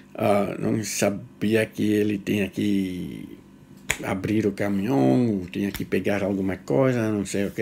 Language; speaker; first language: Portuguese; non-native, fluent; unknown